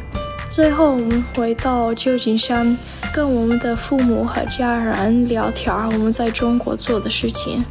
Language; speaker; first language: Chinese; non-native, learner; English